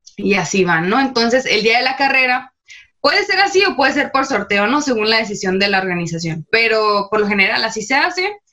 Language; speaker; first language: Spanish; native; Spanish